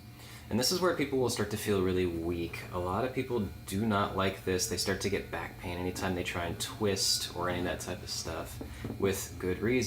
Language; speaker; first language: English; native; English